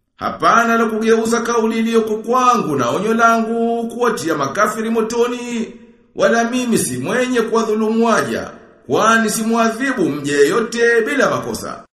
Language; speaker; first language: Swahili; native; Swahili